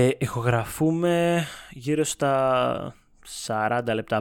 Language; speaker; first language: Greek; native; Greek